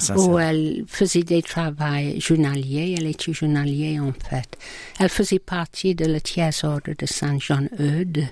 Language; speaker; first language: French; non-native, fluent; English